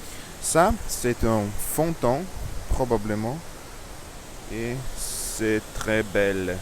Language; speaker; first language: French; non-native, learner; Russian